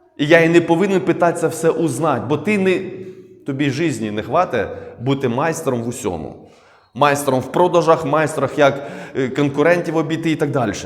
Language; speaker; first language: Ukrainian; non-native, local second language; Russian